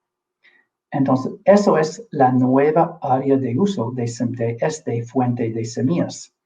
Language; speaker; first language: Spanish; non-native, fluent; English